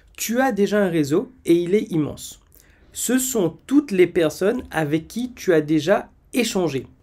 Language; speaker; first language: French; native; French